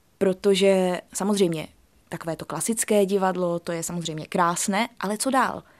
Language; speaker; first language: Czech; native; Czech